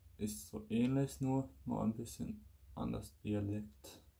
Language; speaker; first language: German; non-native, learner; Bosnian